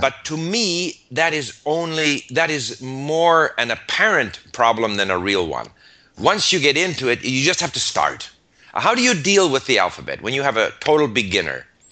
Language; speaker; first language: English; native; English